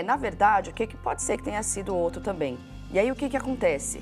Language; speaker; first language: Portuguese; native; Portuguese